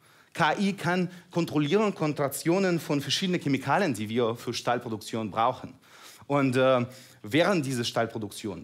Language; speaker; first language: German; non-native, fluent; Russian